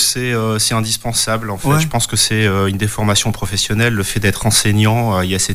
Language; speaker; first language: French; native; French